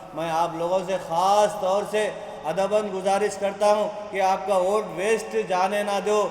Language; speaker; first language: Hindi; non-native, local second language; Telugu